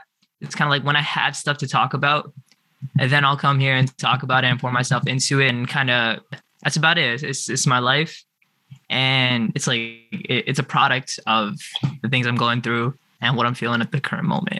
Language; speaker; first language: English; native; English